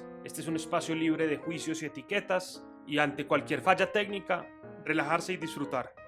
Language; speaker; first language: Spanish; native; Spanish